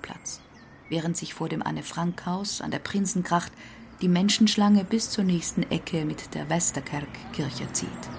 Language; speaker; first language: German; native; German